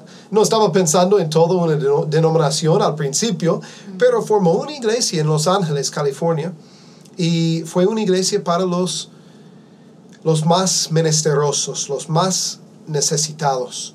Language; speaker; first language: Spanish; non-native, fluent; English